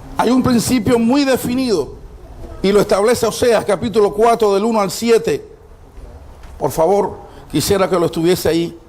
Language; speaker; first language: Spanish; non-native, fluent; Haitian Creole